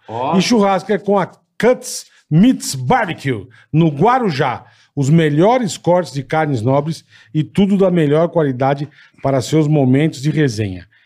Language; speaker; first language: Portuguese; native; Portuguese